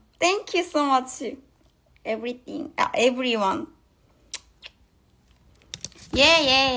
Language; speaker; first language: English; non-native, learner; Korean